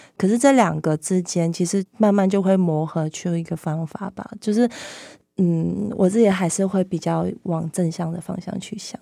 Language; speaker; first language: Chinese; non-native, local second language; Cantonese